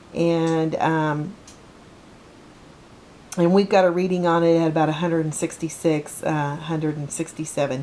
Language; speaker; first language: English; native; English